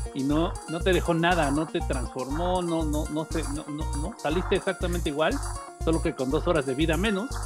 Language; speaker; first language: Spanish; native; Spanish